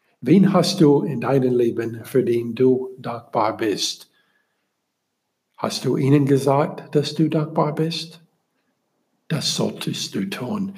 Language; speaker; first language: German; non-native, learner; English